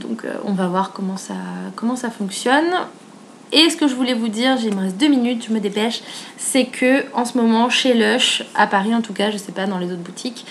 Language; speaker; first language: French; native; French